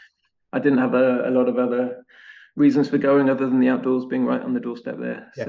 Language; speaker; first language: English; native; English